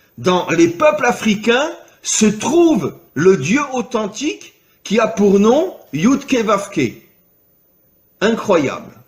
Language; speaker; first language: French; native; French